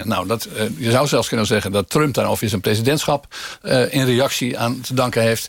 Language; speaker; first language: Dutch; native; Dutch